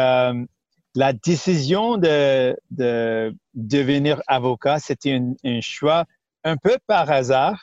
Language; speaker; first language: French; non-native, local second language; Punjabi